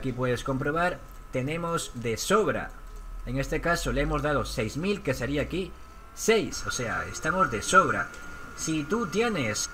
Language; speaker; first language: Spanish; native; Spanish